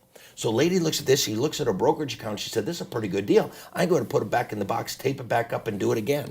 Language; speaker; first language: English; native; English